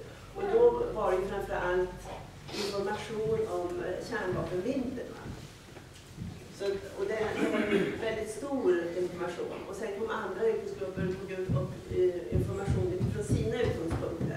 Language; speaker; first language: Swedish; native; Swedish